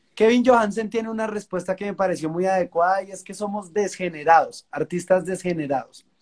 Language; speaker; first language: Spanish; native; Spanish